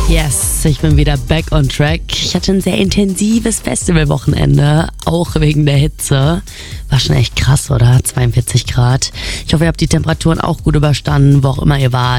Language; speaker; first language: German; native; German